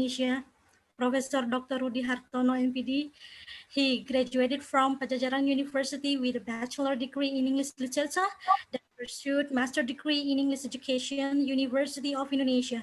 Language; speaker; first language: English; non-native, fluent; Indonesian